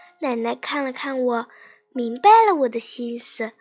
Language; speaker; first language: Chinese; native; Chinese